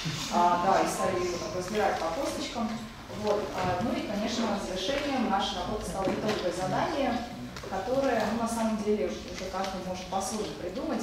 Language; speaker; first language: Russian; native; Russian